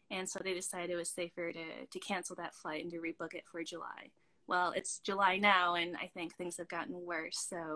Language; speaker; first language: English; native; English